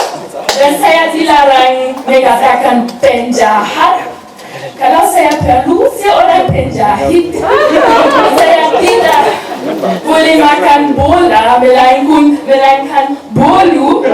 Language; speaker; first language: Indonesian; non-native, learner; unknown